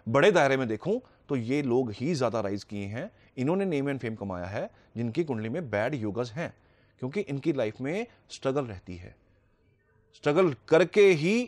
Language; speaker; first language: Hindi; native; Hindi